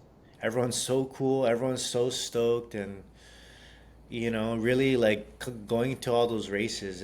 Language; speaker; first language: English; native; English